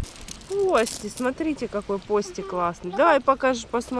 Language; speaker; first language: Russian; native; Russian